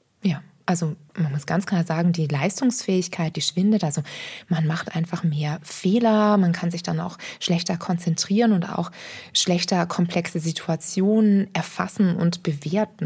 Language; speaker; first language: German; native; German